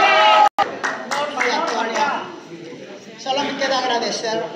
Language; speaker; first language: Spanish; native; Spanish